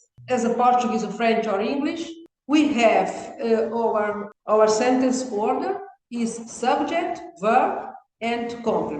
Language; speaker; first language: English; non-native, learner; Kabuverdianu